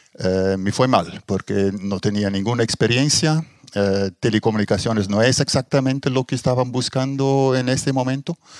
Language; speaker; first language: Spanish; non-native, fluent; Dutch